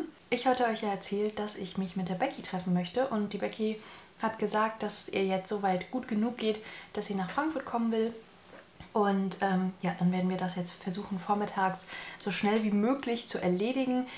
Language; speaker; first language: German; native; German